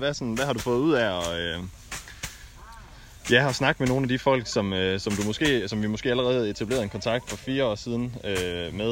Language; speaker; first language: Danish; native; Danish